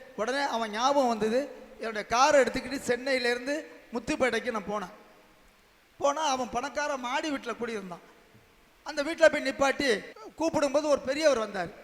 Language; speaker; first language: Tamil; native; Tamil